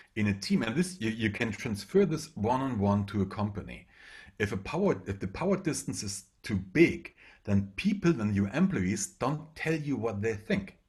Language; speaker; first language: English; non-native, fluent; German